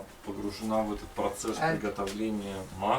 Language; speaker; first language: Russian; native; Russian